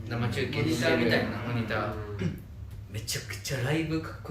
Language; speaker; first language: Japanese; native; Japanese